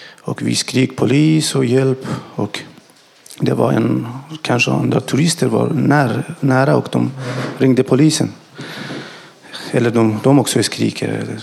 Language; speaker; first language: Swedish; non-native, learner; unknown